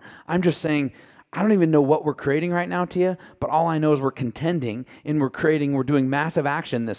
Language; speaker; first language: English; native; English